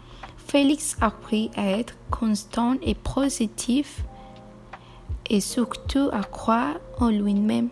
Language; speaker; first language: French; non-native, learner; Spanish